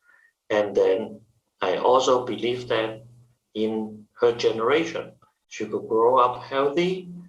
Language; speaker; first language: English; non-native, fluent; Chinese